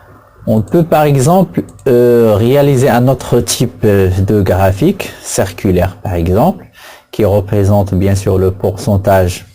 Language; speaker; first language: French; non-native, local second language; Arabic